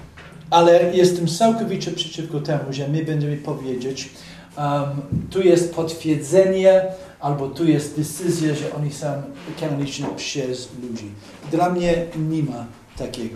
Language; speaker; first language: Polish; non-native, fluent; English